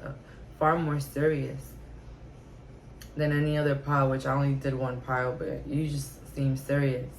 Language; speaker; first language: English; native; English